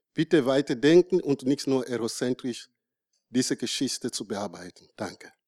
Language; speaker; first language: German; non-native, learner; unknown